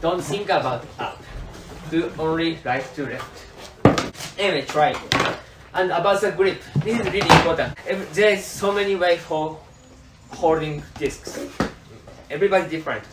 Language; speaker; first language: English; non-native, learner; Japanese